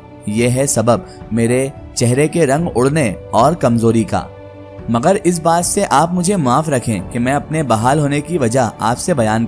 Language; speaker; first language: Hindi; native; Hindi